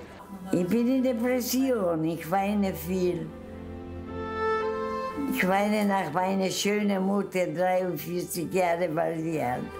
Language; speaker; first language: German; non-native, fluent; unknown